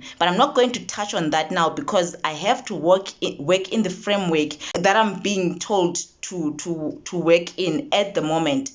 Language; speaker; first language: English; non-native, local second language; Zulu